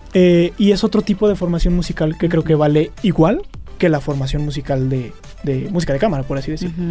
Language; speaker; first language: Spanish; native; Spanish